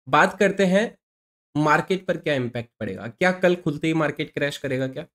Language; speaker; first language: Hindi; native; Hindi